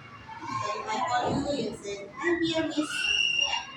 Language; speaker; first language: English; non-native, learner; Indonesian